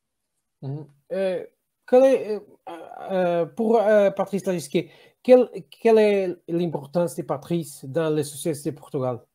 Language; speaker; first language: French; non-native, learner; Portuguese